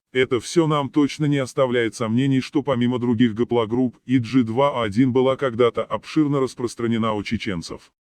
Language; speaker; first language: Russian; non-native, local second language; Chechen